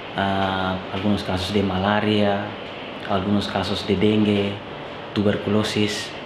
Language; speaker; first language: Spanish; non-native, fluent; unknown